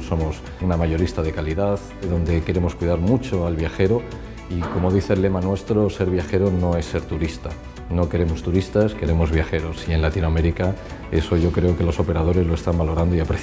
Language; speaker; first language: Spanish; native; Spanish